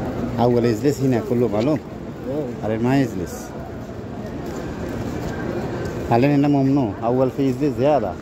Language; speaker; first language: Arabic; non-native, learner; Bangla